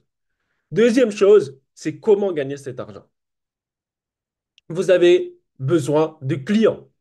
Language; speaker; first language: French; native; French